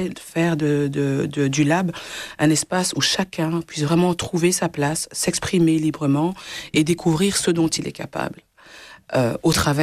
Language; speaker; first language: French; early bilingual, other home language; Swahili